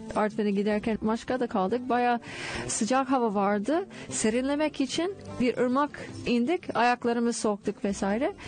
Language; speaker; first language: Turkish; non-native, fluent; English